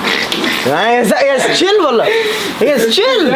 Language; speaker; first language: German; non-native, learner; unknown